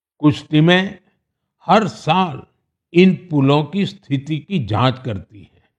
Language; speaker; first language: Hindi; non-native, local second language; Gujarati